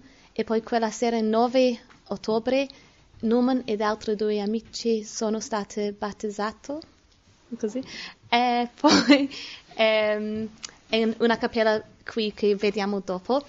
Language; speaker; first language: Italian; non-native, learner; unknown